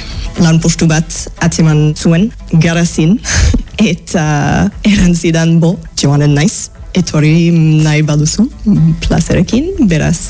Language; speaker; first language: Basque; non-native, fluent; English